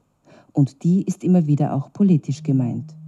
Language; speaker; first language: German; native; German